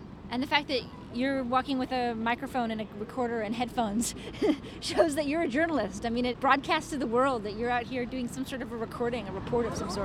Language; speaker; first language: English; native; English